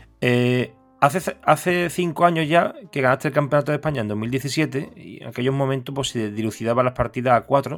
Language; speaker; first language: Spanish; native; Spanish